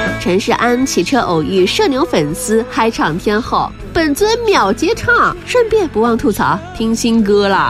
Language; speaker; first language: Chinese; native; Chinese